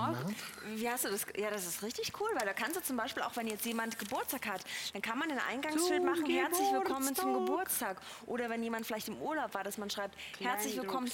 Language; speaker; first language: German; native; German